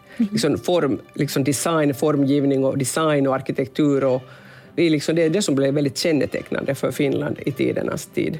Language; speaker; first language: Swedish; non-native, local second language; Finnish